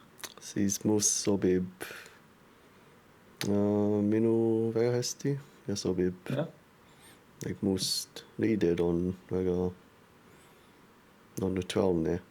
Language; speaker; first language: Estonian; non-native, learner; English